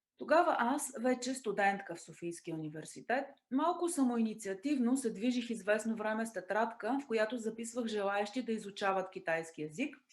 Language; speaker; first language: Bulgarian; native; Bulgarian